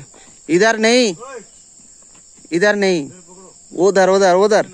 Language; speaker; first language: Hindi; non-native, learner; Bangla